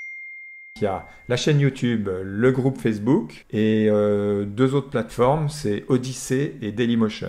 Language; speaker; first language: French; native; French